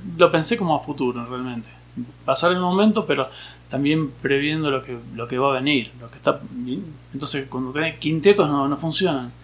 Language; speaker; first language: Spanish; native; Spanish